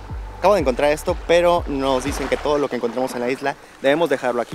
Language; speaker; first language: Spanish; native; Spanish